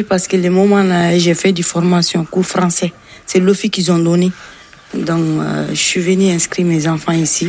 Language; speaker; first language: French; non-native, learner; Bambara